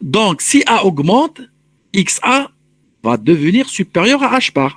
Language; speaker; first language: French; non-native, local second language; Arabic